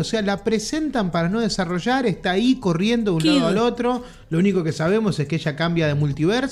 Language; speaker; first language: Spanish; native; Spanish